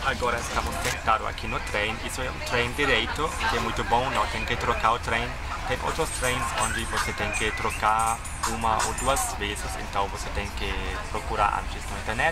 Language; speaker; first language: Portuguese; non-native, fluent; German